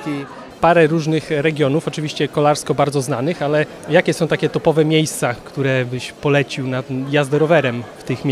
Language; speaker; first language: Polish; native; Polish